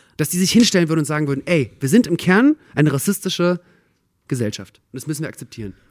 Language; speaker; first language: German; early bilingual, other home language; Russian